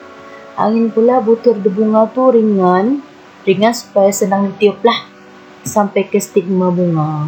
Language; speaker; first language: Malay; native; Malay